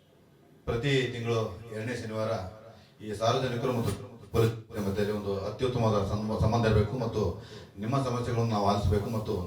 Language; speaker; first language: Kannada; native; Kannada